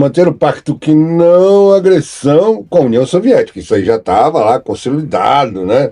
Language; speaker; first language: Portuguese; native; Portuguese